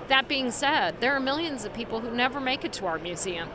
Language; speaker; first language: English; native; English